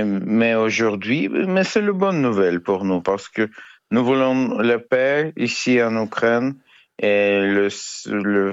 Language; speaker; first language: French; non-native, learner; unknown